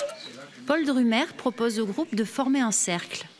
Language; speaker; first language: French; native; French